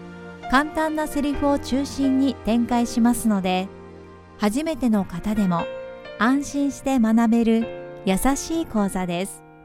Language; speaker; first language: Japanese; native; Japanese